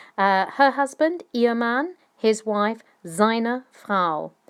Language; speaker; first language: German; non-native, fluent; English